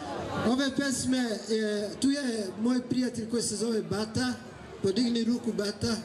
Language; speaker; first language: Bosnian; non-native, fluent; Swahili